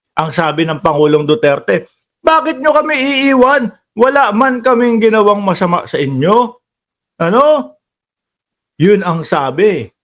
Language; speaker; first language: Filipino; native; Filipino